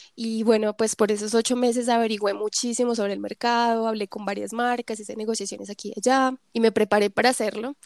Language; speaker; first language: Spanish; native; Spanish